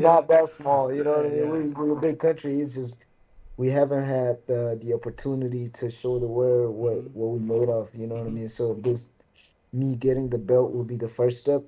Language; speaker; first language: English; early bilingual, other home language; Burmese